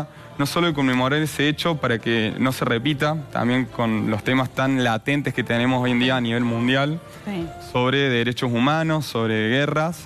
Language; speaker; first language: Spanish; native; Spanish